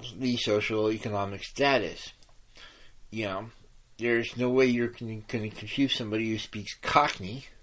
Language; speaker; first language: English; native; English